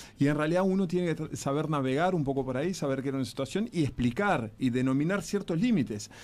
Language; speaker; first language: Spanish; native; Spanish